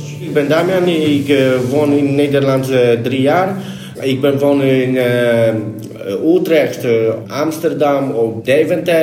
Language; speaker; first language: Dutch; non-native, learner; Polish